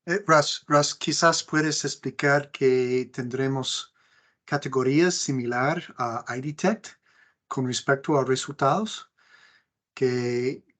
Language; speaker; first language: Spanish; non-native, fluent; English